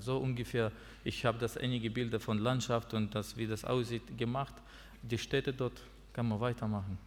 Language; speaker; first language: German; non-native, learner; Russian